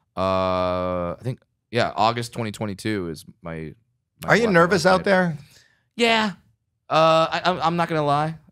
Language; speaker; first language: English; native; English